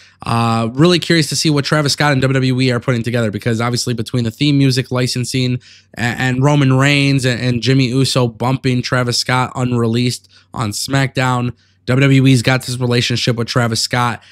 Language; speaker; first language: English; native; English